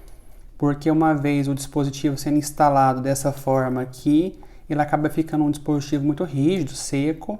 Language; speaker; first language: Portuguese; native; Portuguese